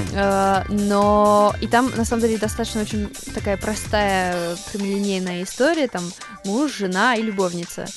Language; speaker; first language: Russian; non-native, fluent; English